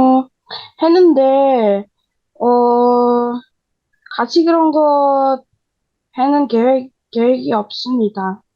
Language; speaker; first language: Korean; non-native, learner; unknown